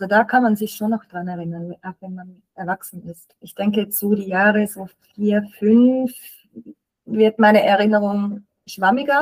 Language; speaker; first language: German; native; German